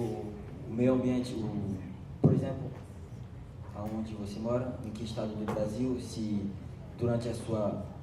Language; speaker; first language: Portuguese; non-native, learner; French